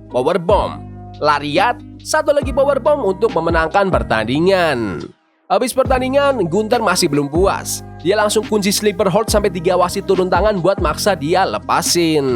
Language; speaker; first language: Indonesian; native; Indonesian